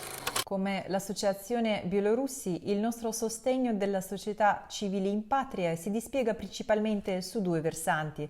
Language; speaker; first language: Italian; non-native, fluent; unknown